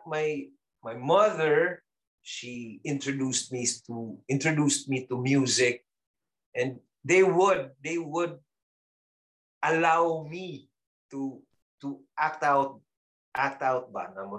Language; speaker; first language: English; non-native, local second language; Cebuano